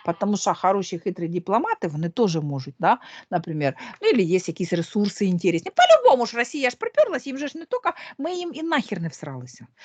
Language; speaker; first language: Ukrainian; non-native, local second language; Russian